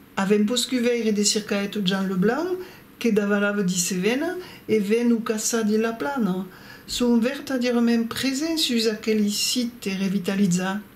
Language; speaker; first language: Occitan; non-native, local second language; French